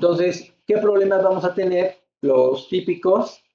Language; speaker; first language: Spanish; native; Spanish